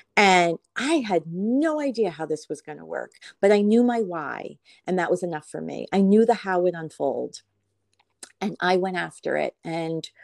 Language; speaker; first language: English; native; English